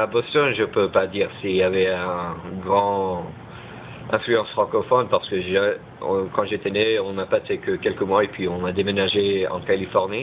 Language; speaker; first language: French; early bilingual, heritage; French